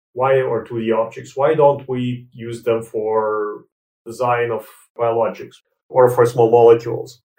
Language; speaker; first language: English; non-native, fluent; Latvian